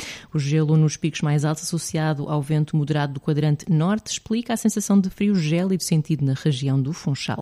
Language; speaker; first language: Portuguese; native; Portuguese